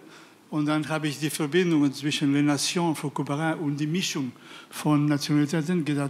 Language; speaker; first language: German; non-native, fluent; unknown